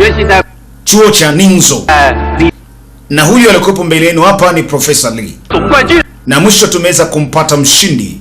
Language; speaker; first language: Swahili; native; Swahili